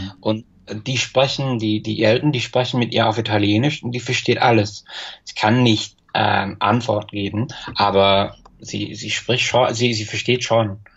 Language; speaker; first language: German; non-native, fluent; English